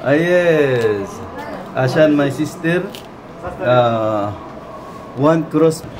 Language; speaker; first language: English; non-native, learner; Filipino